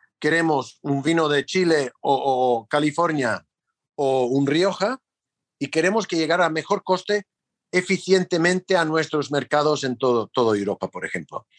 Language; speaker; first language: Spanish; non-native, fluent; English